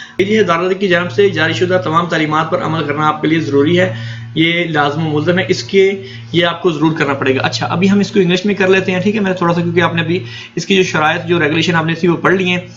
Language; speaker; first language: Hindi; non-native, local second language; Punjabi